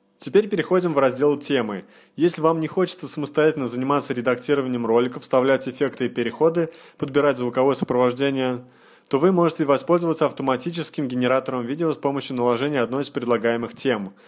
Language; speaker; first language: Russian; native; Russian